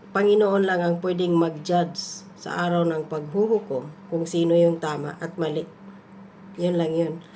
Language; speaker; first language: Filipino; non-native, local second language; Cebuano